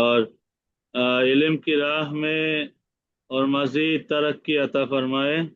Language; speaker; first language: Hindi; non-native, fluent; Bangla